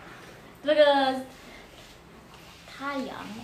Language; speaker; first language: Chinese; non-native, fluent; Lao